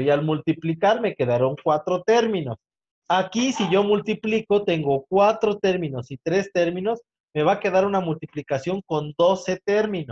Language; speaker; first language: Spanish; native; Spanish